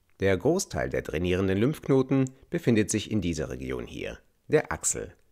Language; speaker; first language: German; native; German